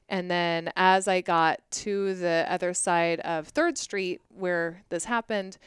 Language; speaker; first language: English; native; English